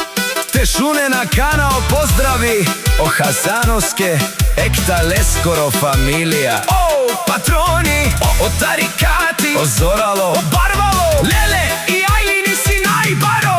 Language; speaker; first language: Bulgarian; non-native, local second language; Romany